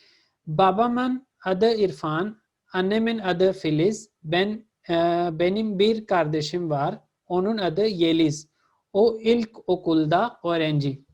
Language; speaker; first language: Turkish; non-native, fluent; Urdu